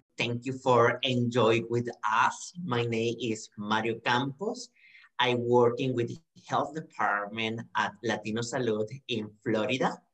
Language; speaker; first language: English; non-native, learner; Spanish